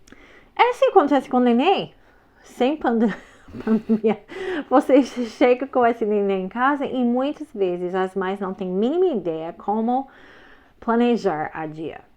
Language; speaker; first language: Portuguese; non-native, fluent; English